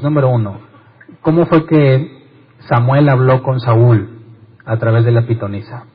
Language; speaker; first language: Spanish; native; Spanish